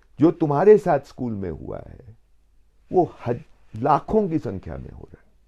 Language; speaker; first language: Hindi; native; Hindi